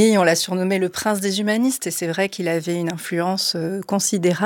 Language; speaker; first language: French; native; French